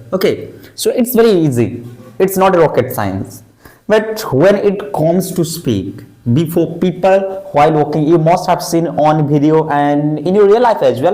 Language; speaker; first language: English; non-native, fluent; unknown